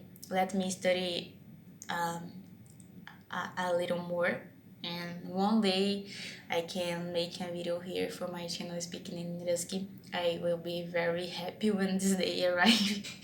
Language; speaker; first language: English; non-native, learner; Portuguese